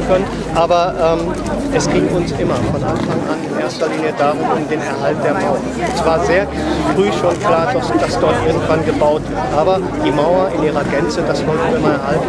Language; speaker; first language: German; native; German